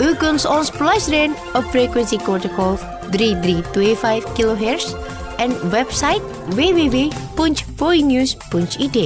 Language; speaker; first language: Dutch; non-native, fluent; Indonesian